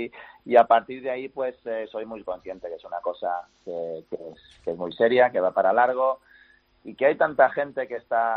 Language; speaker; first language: Spanish; native; Spanish